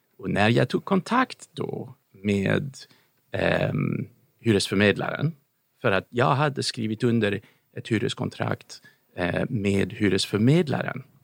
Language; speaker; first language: Swedish; non-native, fluent; English